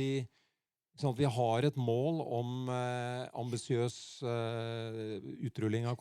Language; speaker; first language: Norwegian; native; Norwegian